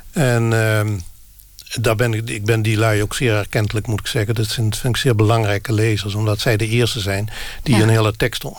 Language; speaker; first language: Dutch; non-native, local second language; Limburgish